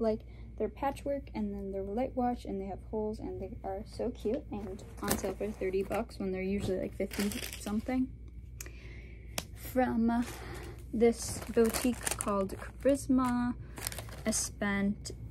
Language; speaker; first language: English; native; English